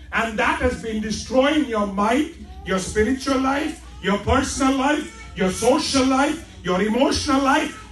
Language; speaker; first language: English; non-native, local second language; Malayalam